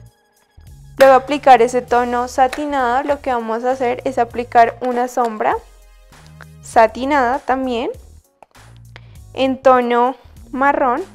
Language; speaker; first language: Spanish; native; Spanish